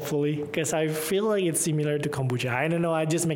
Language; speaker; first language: English; non-native, fluent; Indonesian